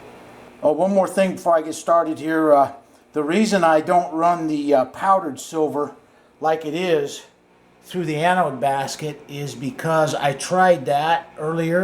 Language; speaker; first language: English; native; English